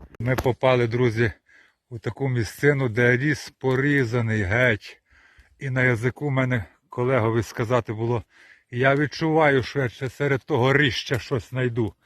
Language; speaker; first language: Ukrainian; native; Ukrainian